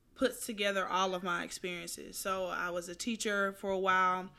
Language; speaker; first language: English; native; English